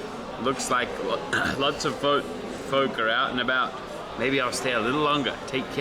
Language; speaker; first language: English; native; English